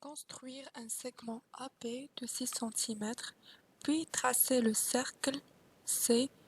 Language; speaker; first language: French; non-native, local second language; Arabic